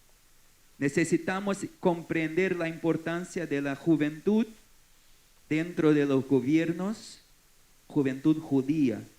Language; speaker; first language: Spanish; non-native, fluent; Portuguese